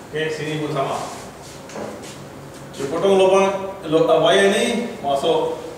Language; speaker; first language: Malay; non-native, local second language; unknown